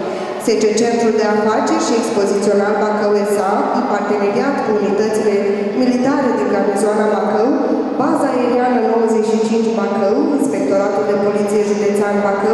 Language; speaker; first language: Romanian; native; Romanian